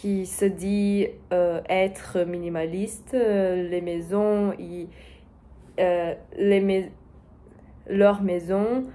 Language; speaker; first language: French; non-native, learner; Portuguese